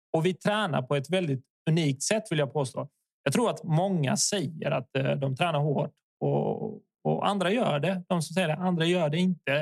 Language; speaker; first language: Swedish; early bilingual, other home language; Bosnian